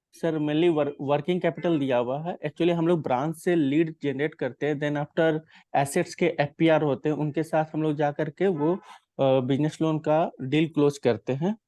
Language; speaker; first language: Hindi; native; Hindi